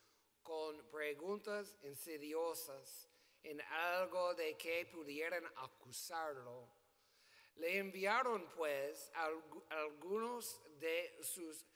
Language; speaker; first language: Spanish; non-native, learner; English